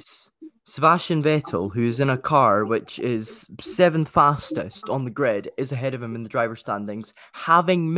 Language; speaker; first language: English; native; English